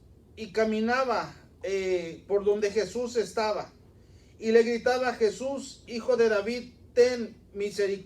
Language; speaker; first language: Spanish; native; Spanish